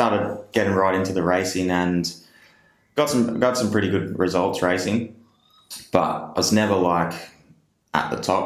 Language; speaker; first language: English; native; English